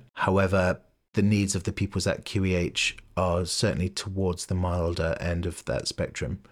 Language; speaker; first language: English; native; English